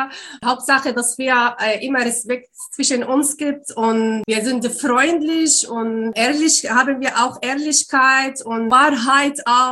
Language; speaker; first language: German; non-native, learner; Arabic